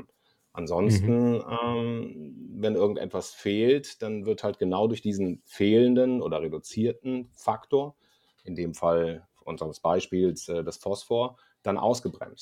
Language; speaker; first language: German; native; German